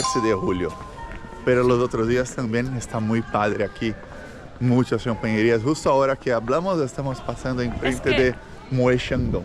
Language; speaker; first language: Spanish; non-native, fluent; Portuguese